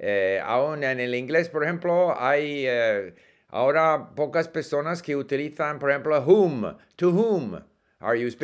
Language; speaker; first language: Spanish; non-native, fluent; English